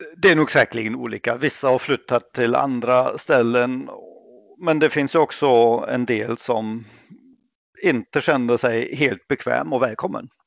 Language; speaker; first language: Swedish; non-native, fluent; German